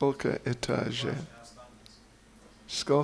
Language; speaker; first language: Russian; non-native, learner; English